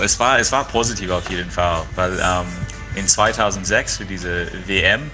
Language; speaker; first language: German; non-native, fluent; English